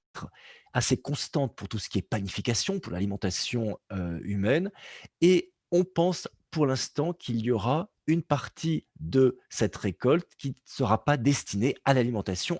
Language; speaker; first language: French; native; French